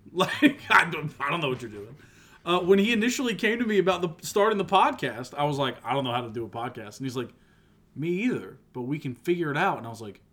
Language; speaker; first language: English; native; English